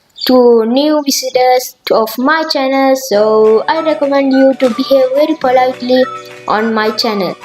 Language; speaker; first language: English; non-native, local second language; Sinhala